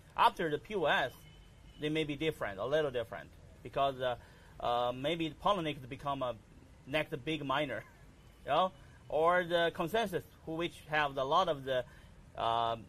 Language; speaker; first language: English; non-native, learner; Chinese